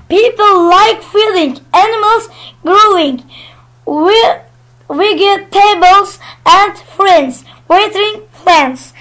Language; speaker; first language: English; non-native, learner; Turkish